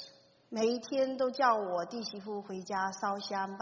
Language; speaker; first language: Chinese; native; Chinese